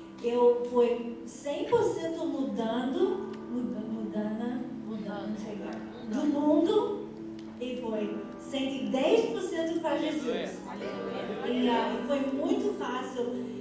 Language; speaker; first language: Portuguese; non-native, fluent; English